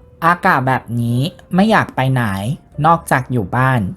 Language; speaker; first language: Thai; non-native, fluent; Chinese